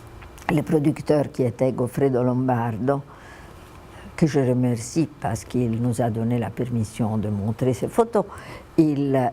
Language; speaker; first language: French; non-native, fluent; Italian